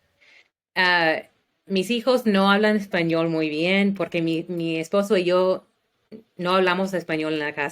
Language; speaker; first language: Spanish; non-native, learner; English